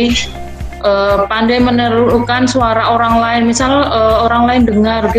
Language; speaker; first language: Indonesian; native; Indonesian